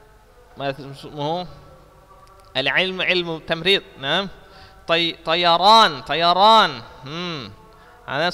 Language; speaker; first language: Arabic; non-native, fluent; Indonesian